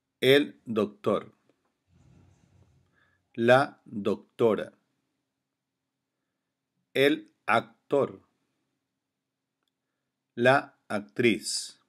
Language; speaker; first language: Spanish; non-native, learner; English